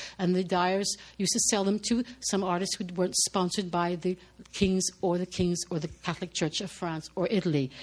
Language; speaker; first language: English; non-native, fluent; French